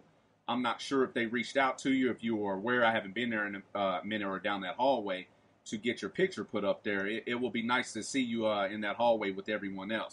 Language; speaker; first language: English; native; English